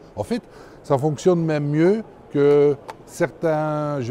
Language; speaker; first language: French; native; French